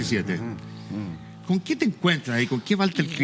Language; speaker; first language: Spanish; native; Spanish